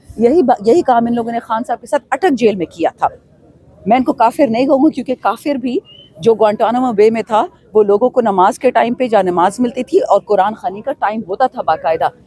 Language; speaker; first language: Urdu; non-native, local second language; Pashto